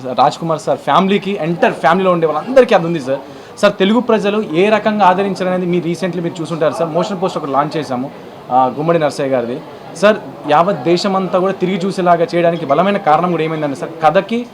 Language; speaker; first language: Telugu; native; Telugu